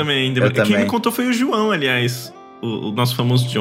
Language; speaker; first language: Portuguese; native; Portuguese